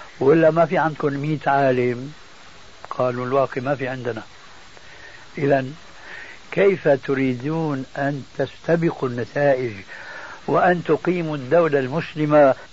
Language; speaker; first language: Arabic; early bilingual, other home language; Albanian